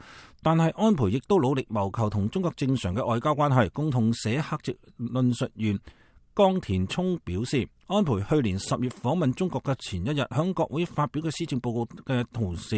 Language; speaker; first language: Chinese; native; Chinese